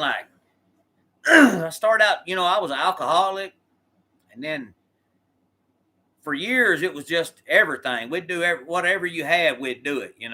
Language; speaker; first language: English; native; English